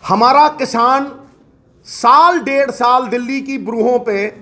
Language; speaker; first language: Hindi; non-native, local second language; Punjabi